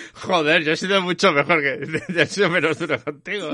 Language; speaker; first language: Spanish; native; Spanish